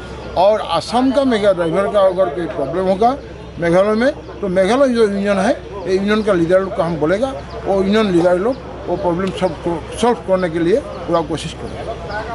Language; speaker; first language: Hindi; non-native, local second language; Assamese